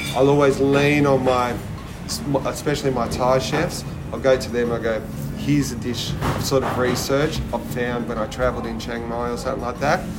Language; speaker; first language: English; native; English